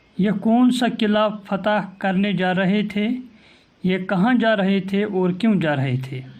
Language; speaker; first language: Urdu; native; Urdu